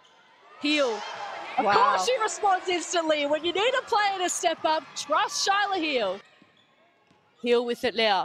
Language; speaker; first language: English; native; English